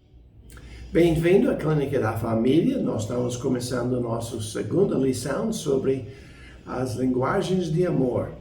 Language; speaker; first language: Portuguese; non-native, fluent; English